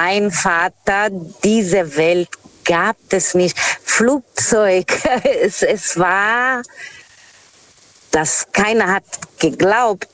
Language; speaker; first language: German; non-native, fluent; Portuguese